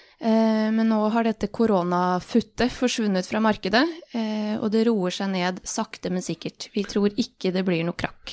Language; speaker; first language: Norwegian; early bilingual, other home language; Bosnian